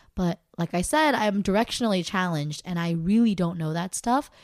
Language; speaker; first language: English; native; English